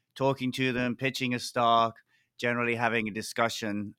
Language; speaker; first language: English; native; English